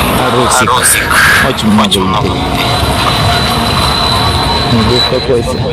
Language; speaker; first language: Russian; non-native, local second language; Turkmen